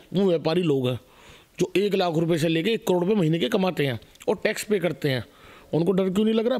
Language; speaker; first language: Hindi; native; Hindi